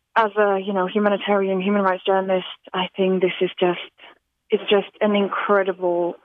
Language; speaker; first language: English; non-native, fluent; Slovak